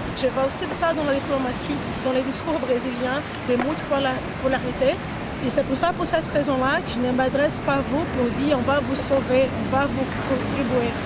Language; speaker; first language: French; non-native, fluent; Portuguese